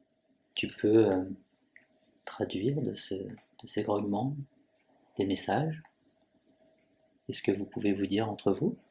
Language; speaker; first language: French; native; French